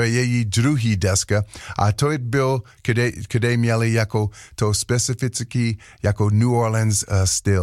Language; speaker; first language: Czech; non-native, learner; English